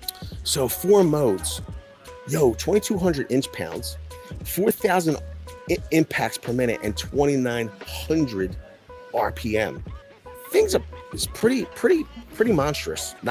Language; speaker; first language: English; native; English